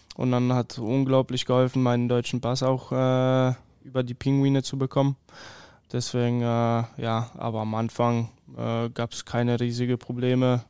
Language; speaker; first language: German; early bilingual, other home language; Polish